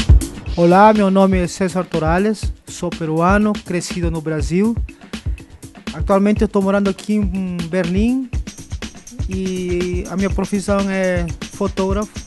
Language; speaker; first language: Portuguese; early bilingual, other home language; Spanish